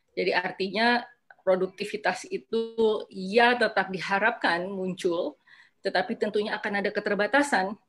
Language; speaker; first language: Indonesian; native; Indonesian